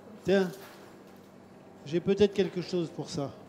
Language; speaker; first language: French; native; French